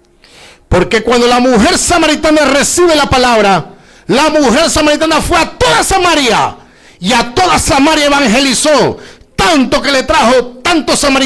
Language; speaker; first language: Spanish; native; Spanish